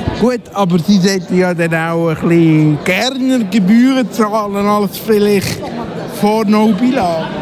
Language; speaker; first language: German; native; German